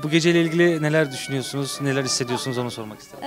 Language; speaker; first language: Turkish; native; Turkish